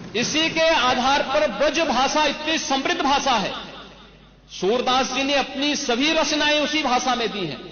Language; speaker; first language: Hindi; native; Hindi